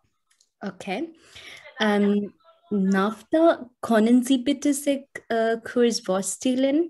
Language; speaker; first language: German; non-native, learner; Odia